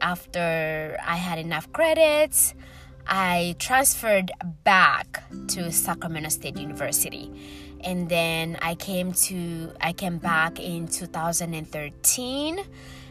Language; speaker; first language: English; early bilingual, other home language; Swahili